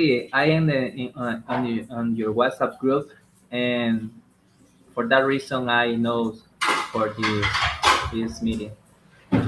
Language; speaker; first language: English; non-native, learner; Spanish